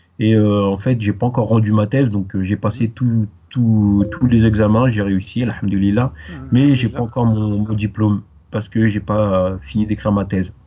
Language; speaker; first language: French; native; French